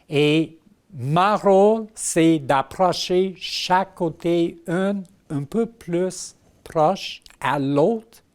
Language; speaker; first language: French; non-native, fluent; English